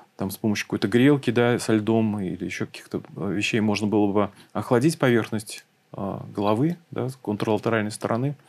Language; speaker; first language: Russian; native; Russian